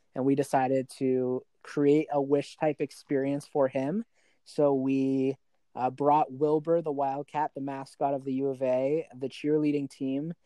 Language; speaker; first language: English; native; English